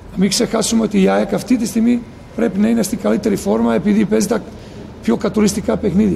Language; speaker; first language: Greek; non-native, fluent; Serbian